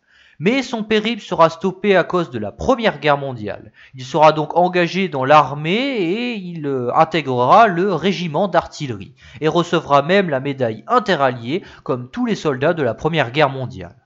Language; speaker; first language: French; native; French